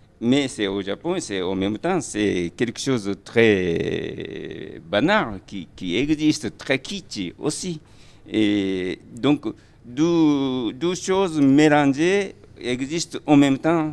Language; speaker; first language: French; non-native, fluent; Japanese